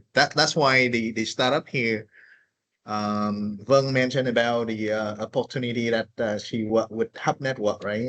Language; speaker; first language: English; non-native, fluent; Vietnamese